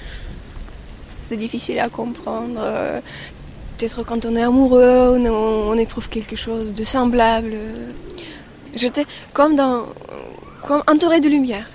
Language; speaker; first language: French; non-native, fluent; Russian